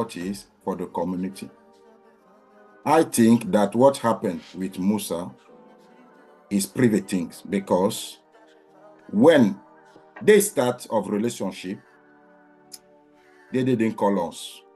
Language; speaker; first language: English; non-native, learner; French